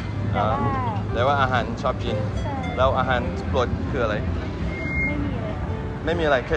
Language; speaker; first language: Thai; non-native, fluent; English